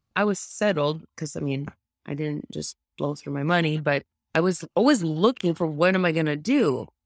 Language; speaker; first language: English; early bilingual, other home language; Russian